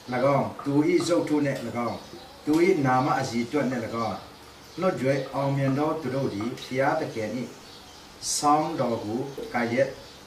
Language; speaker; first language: Burmese; non-native, local second language; Tedim Chin